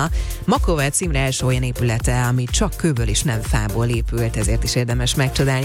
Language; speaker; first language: Hungarian; native; Hungarian